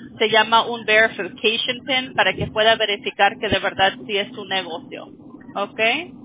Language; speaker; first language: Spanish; early bilingual, heritage; Spanish